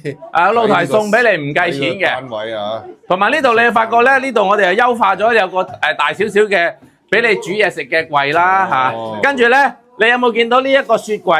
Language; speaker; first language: Cantonese; native; Cantonese